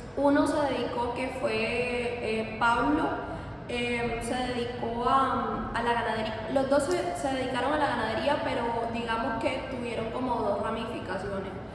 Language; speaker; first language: Spanish; native; Spanish